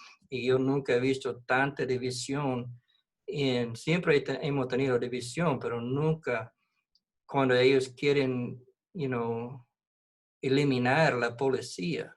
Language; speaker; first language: Spanish; non-native, fluent; English